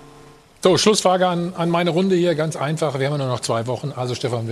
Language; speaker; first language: German; native; German